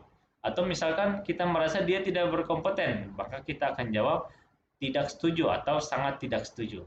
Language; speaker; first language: Indonesian; native; Indonesian